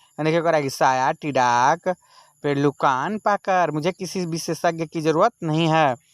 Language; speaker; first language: Hindi; native; Hindi